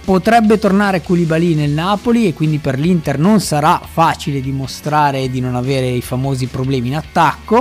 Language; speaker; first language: Italian; native; Italian